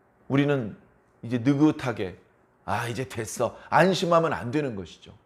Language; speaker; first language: Korean; native; Korean